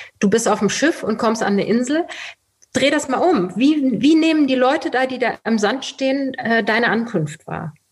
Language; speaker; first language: German; early bilingual, other home language; Persian